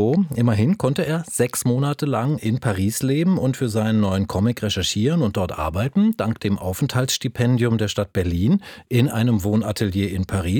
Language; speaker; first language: German; native; German